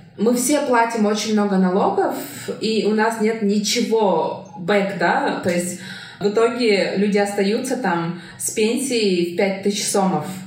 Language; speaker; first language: Russian; non-native, local second language; Kyrgyz